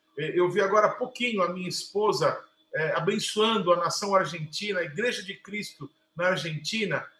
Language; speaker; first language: Portuguese; native; Portuguese